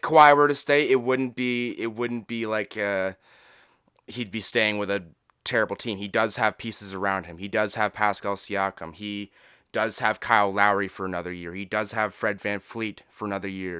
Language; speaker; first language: English; native; English